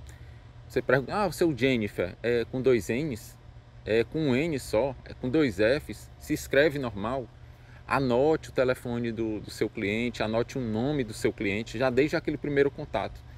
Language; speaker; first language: Portuguese; native; Portuguese